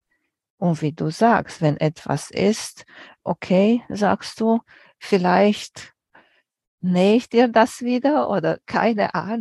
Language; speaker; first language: German; non-native, fluent; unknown